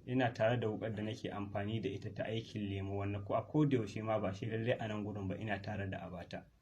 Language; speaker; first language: Hausa; native; Hausa